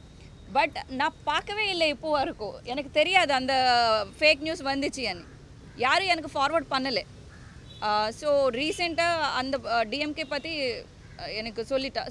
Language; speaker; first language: Tamil; non-native, learner; Telugu